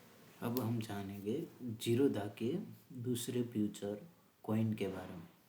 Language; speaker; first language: Hindi; native; Hindi